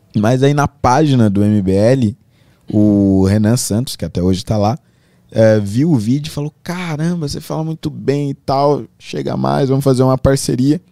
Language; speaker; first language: Portuguese; native; Portuguese